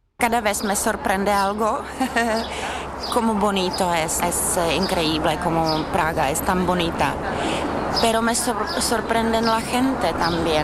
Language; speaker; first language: Spanish; non-native, learner; Czech